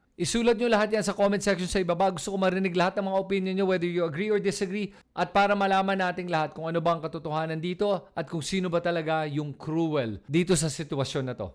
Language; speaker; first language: Filipino; native; Filipino